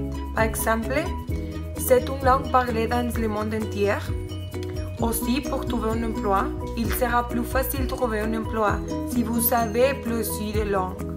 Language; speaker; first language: French; non-native, learner; Spanish